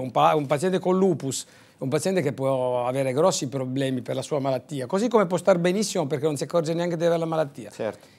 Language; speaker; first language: Italian; native; Italian